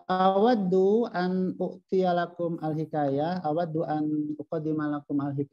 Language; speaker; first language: Arabic; non-native, fluent; Indonesian